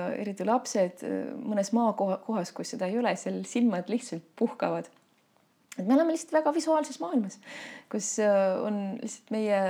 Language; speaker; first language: Estonian; non-native, local second language; Russian